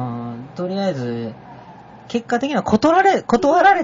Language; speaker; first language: Japanese; native; Japanese